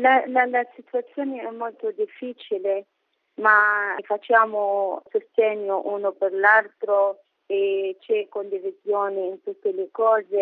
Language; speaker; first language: Italian; non-native, learner; Arabic